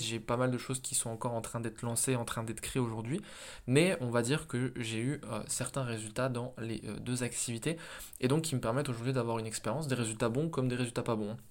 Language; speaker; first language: French; native; French